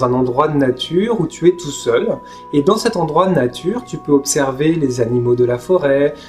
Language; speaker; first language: French; native; French